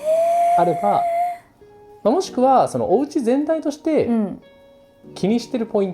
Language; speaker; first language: Japanese; native; Japanese